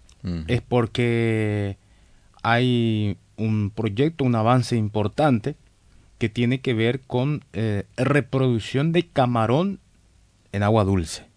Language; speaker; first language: Spanish; native; Spanish